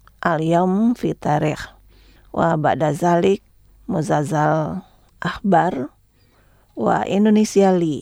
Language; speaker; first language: Arabic; non-native, learner; Indonesian